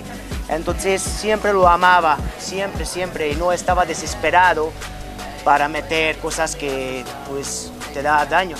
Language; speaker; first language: Spanish; non-native, fluent; Hungarian